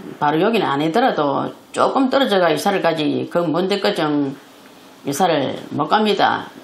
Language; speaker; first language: Korean; native; Korean